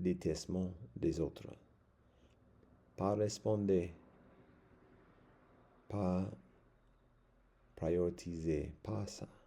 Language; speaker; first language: French; non-native, learner; English